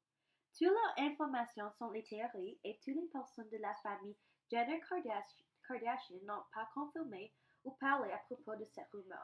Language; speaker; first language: French; non-native, learner; English